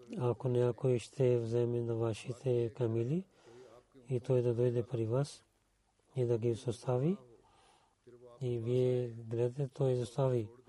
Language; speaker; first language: Bulgarian; non-native, learner; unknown